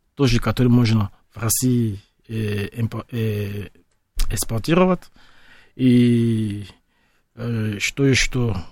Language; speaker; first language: Russian; non-native, fluent; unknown